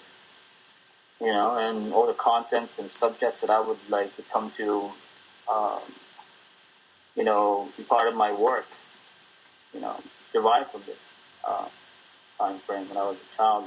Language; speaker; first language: English; non-native, local second language; Filipino